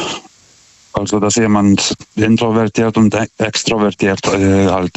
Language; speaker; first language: German; non-native, fluent; Lithuanian